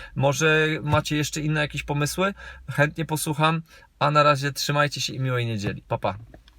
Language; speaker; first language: Polish; native; Polish